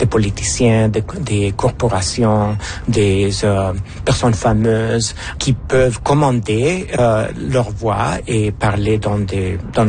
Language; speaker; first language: French; non-native, fluent; Spanish